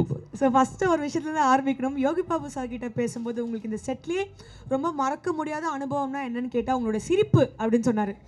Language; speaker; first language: Tamil; native; Tamil